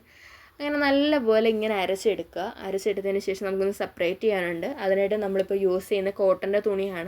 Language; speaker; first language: Malayalam; native; Malayalam